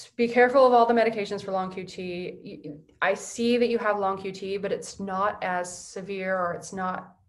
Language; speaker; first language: English; native; English